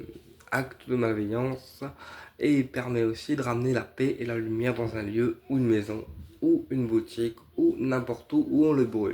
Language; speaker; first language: French; native; French